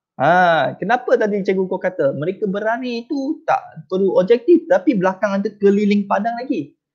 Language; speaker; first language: Malay; non-native, local second language; Chinese